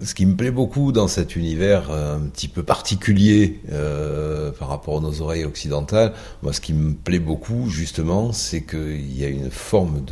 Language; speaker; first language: French; native; French